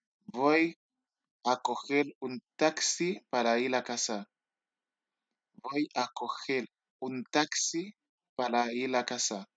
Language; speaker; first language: Spanish; non-native, learner; Haitian Creole